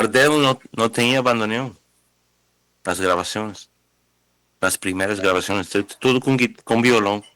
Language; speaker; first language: Portuguese; non-native, fluent; Spanish